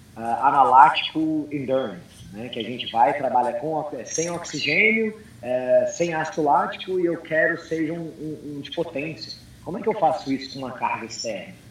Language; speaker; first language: Portuguese; early bilingual, heritage; English